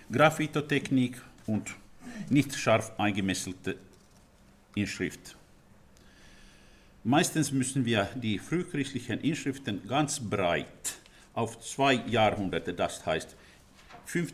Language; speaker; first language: German; non-native, fluent; Finnish